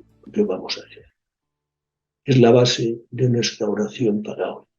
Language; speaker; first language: Spanish; native; Spanish